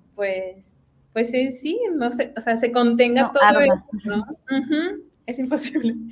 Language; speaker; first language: Spanish; native; Spanish